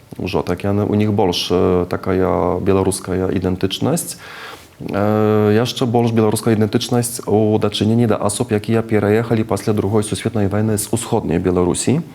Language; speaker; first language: Belarusian; non-native, fluent; Czech